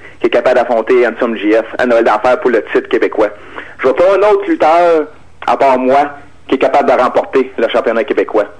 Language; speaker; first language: French; native; French